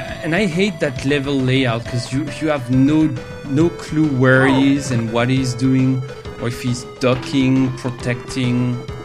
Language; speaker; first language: English; non-native, fluent; French